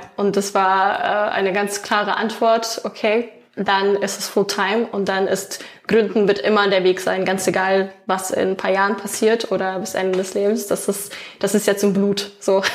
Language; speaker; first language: German; non-native, fluent; Ukrainian